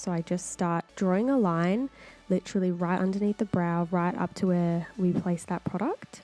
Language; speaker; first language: English; native; English